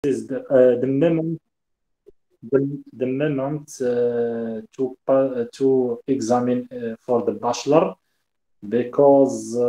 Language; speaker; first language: English; non-native, learner; Arabic